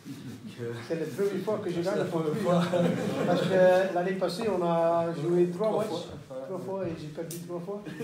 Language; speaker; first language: French; non-native, local second language; Dutch